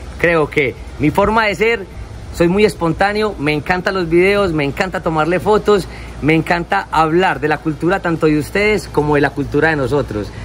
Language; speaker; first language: Spanish; native; Spanish